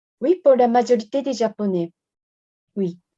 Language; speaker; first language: French; non-native, fluent; Japanese